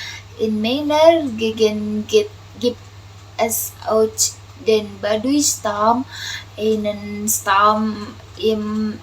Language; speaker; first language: German; non-native, learner; Indonesian